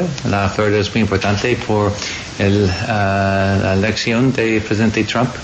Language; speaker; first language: Spanish; non-native, learner; English